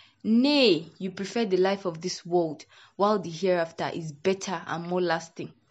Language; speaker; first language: English; non-native, local second language; Yoruba